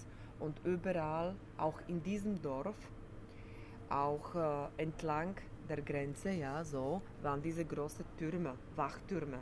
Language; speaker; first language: German; non-native, fluent; Slovak